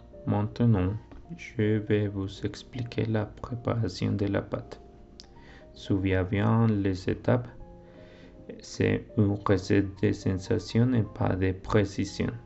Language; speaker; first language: French; non-native, learner; Spanish